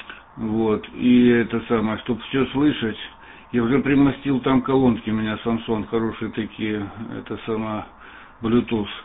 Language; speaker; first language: Russian; native; Russian